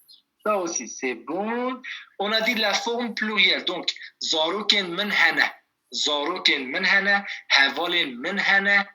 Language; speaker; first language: French; non-native, fluent; Kurdish